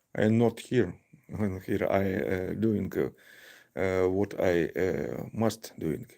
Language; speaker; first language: English; non-native, learner; Ukrainian